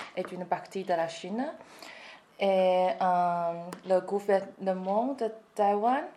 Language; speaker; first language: French; non-native, learner; Chinese